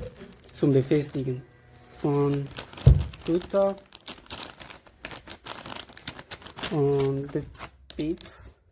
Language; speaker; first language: German; non-native, fluent; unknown